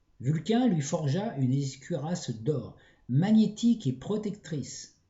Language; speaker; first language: French; native; French